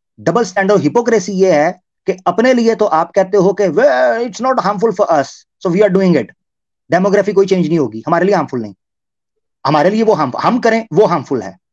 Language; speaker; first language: Hindi; native; Hindi